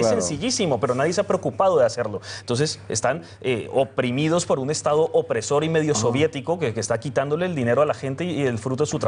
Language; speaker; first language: Spanish; native; Spanish